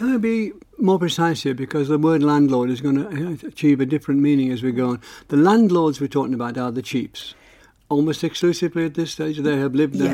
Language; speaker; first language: English; native; English